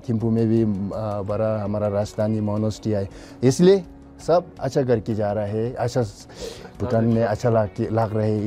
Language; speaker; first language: Hindi; non-native, learner; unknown